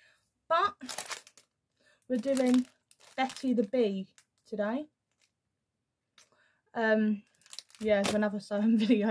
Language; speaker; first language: English; native; English